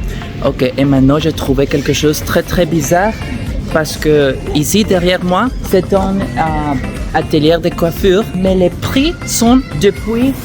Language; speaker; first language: French; non-native, learner; Spanish